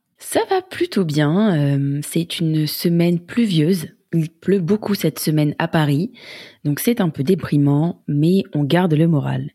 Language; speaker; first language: French; native; French